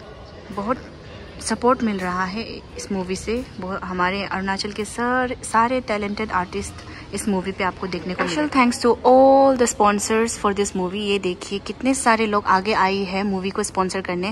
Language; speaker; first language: Hindi; non-native, local second language; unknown